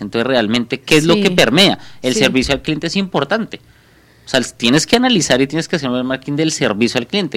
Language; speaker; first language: Spanish; native; Spanish